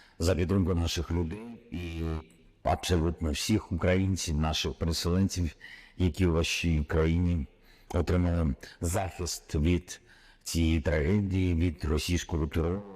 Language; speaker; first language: Ukrainian; non-native, local second language; Russian